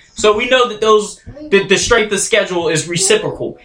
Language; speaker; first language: English; native; English